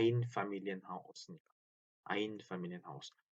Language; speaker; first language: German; non-native, fluent; Korean